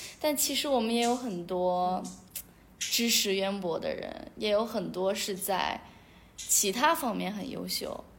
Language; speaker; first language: Chinese; non-native, local second language; Uyghur